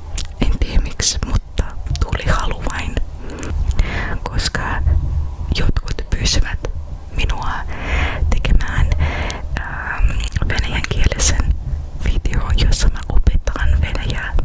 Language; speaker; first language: Finnish; non-native, fluent; Russian